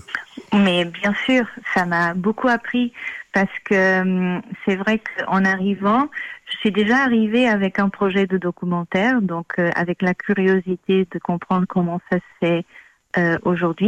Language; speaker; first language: French; non-native, fluent; Portuguese